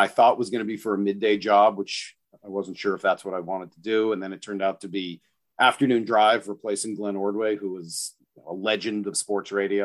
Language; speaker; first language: English; native; English